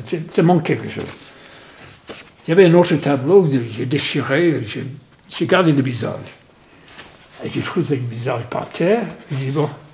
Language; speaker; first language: French; non-native, fluent; English